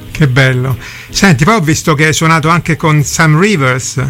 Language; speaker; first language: Italian; native; Italian